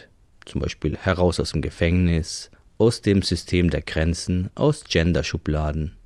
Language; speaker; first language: German; native; German